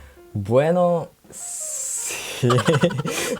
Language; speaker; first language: Spanish; non-native, fluent; Japanese